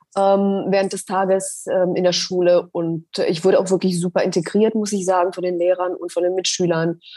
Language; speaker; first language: German; early bilingual, other home language; Polish